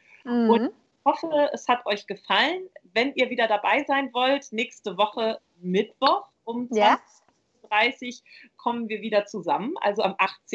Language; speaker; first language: German; native; German